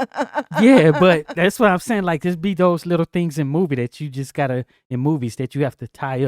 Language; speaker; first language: English; native; English